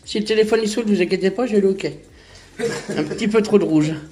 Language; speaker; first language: French; native; French